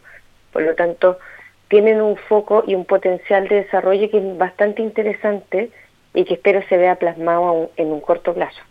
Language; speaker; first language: Spanish; native; Spanish